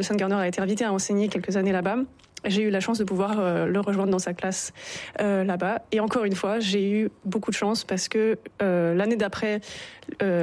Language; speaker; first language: French; native; French